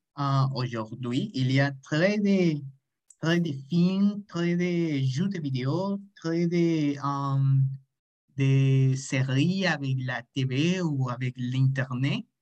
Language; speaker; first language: French; non-native, learner; Spanish